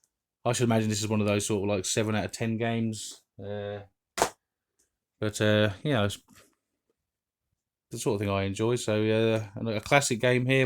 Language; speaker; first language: English; native; English